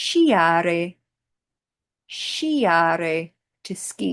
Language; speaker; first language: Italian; non-native, fluent; English